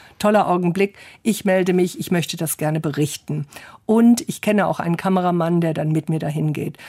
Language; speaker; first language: German; early bilingual, other home language; English